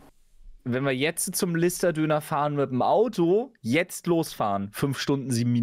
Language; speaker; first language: German; native; German